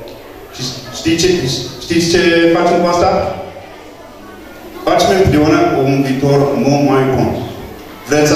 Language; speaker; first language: Romanian; non-native, fluent; English